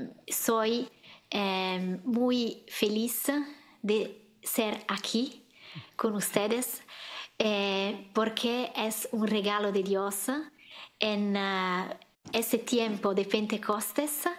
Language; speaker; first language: Spanish; non-native, fluent; Italian